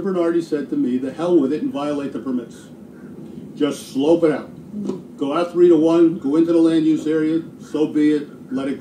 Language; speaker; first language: English; native; English